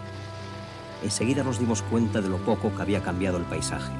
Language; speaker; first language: Spanish; native; Spanish